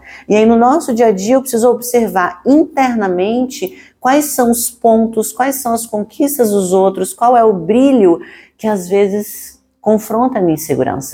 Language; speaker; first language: Portuguese; native; Portuguese